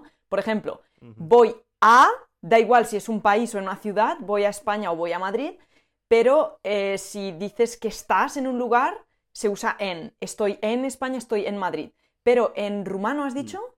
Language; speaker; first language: Spanish; native; Spanish